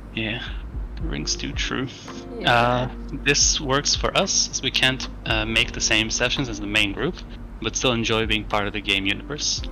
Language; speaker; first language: English; non-native, fluent; Greek